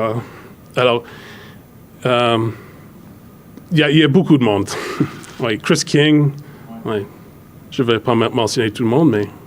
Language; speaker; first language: French; non-native, fluent; English